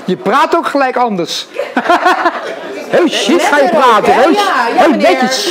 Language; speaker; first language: Dutch; native; Dutch